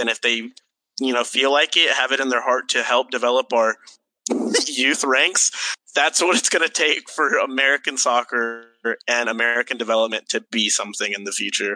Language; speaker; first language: English; native; English